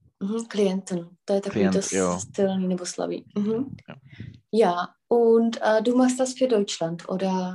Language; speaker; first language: German; non-native, fluent; Czech